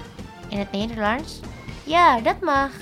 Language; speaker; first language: Dutch; non-native, fluent; Indonesian